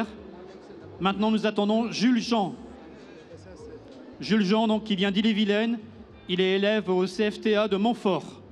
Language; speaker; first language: French; native; French